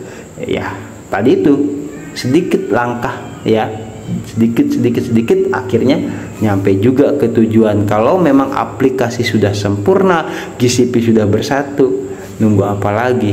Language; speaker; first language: Indonesian; native; Indonesian